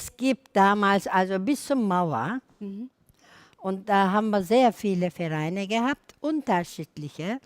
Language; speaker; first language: German; non-native, learner; Turkish